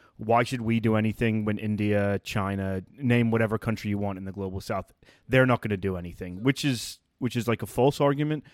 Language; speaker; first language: English; native; English